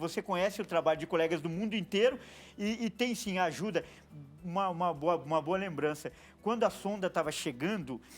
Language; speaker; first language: Portuguese; native; Portuguese